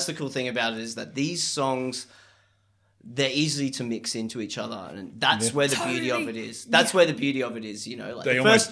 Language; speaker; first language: English; native; English